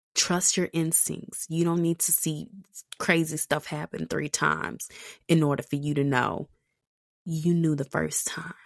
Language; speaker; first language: English; native; English